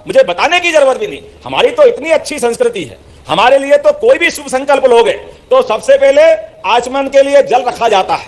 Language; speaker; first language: Hindi; native; Hindi